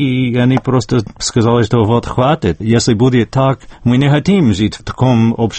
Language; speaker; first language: Russian; non-native, fluent; English